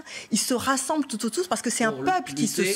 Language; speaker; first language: French; native; French